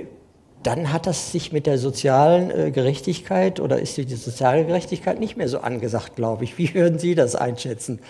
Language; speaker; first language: German; native; German